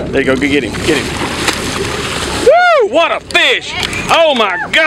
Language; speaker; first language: English; native; English